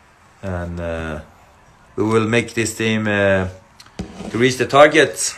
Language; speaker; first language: English; non-native, learner; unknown